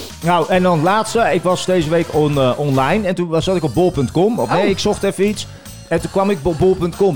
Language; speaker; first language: Dutch; native; Dutch